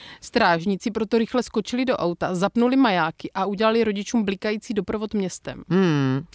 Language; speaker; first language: Czech; native; Czech